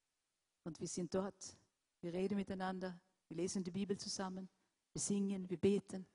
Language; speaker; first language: German; non-native, fluent; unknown